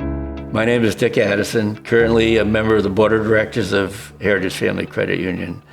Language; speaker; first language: English; native; English